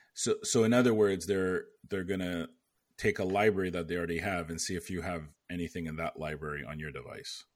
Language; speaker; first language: English; native; English